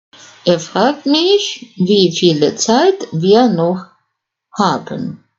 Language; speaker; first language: German; non-native, fluent; Russian